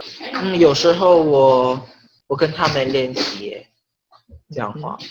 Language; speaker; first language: Chinese; non-native, learner; Filipino